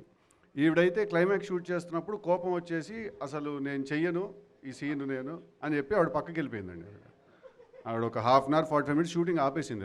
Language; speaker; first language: Telugu; native; Telugu